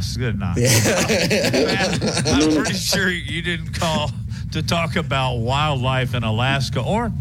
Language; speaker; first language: English; native; English